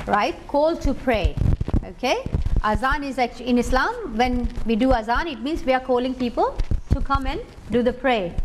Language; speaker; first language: English; non-native, local second language; Urdu